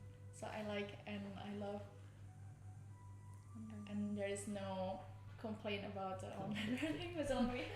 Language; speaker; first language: English; non-native, learner; Indonesian